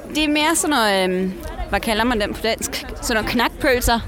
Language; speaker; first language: Danish; non-native, fluent; German